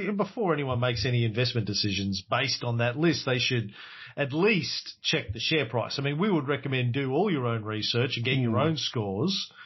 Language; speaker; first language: English; native; English